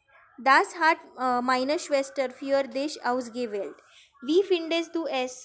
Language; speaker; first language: German; non-native, learner; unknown